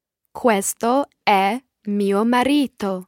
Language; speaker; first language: Italian; non-native, learner; English